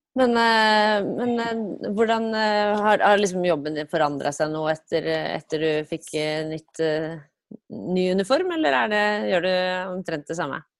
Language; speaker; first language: Norwegian; native; Norwegian